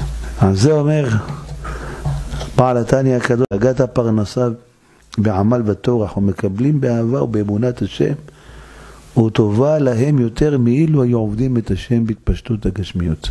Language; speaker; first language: Hebrew; native; Hebrew